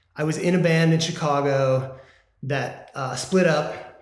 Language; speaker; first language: English; native; English